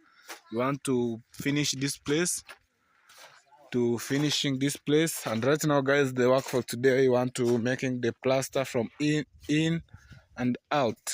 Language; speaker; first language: English; non-native, learner; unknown